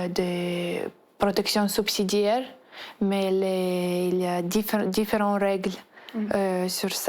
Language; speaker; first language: French; non-native, fluent; Ukrainian